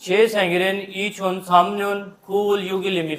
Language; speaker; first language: Korean; non-native, learner; Urdu